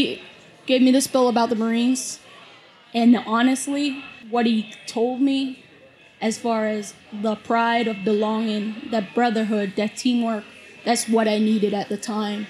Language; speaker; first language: English; non-native, local second language; Jamaican Creole English